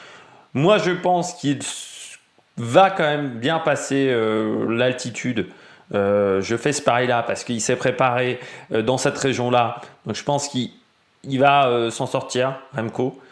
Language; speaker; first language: French; native; French